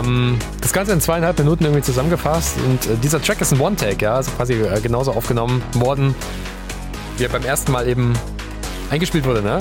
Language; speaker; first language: German; native; German